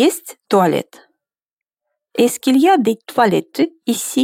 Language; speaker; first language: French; non-native, fluent; Russian